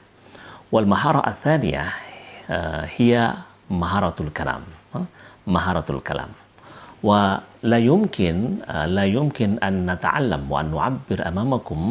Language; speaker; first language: Arabic; non-native, fluent; Indonesian